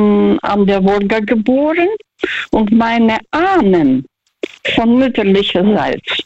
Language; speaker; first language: German; early bilingual, heritage; Russian